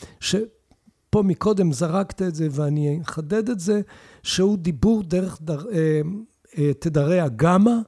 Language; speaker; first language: Hebrew; native; Hebrew